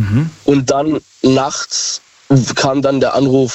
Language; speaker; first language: German; native; German